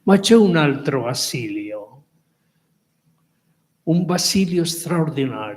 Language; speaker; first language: Italian; non-native, fluent; Spanish